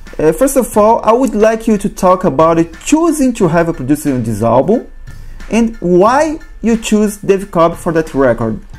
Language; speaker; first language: English; non-native, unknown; Portuguese